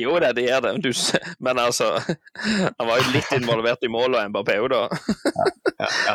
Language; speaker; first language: Norwegian; native; Norwegian